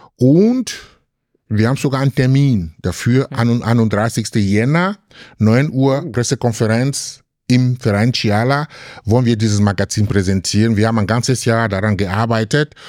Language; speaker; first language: German; non-native, fluent; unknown